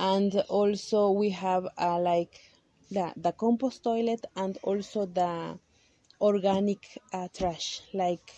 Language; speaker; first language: English; non-native, local second language; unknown